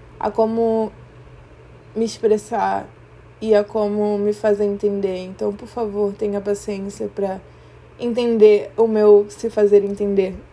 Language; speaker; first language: Portuguese; native; Portuguese